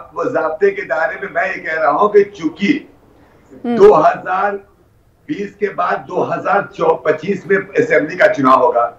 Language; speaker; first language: Hindi; native; Hindi